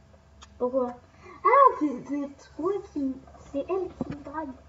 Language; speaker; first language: French; native; French